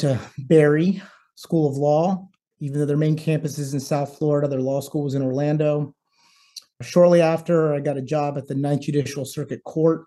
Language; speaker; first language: English; native; English